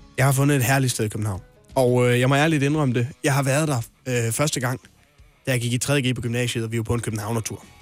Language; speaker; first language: Danish; native; Danish